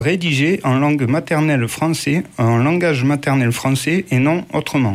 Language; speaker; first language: French; native; French